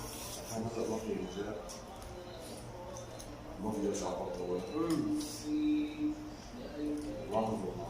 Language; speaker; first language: Arabic; non-native, learner; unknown